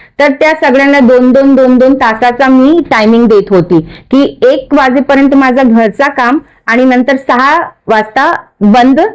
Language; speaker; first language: Marathi; non-native, local second language; Kachhi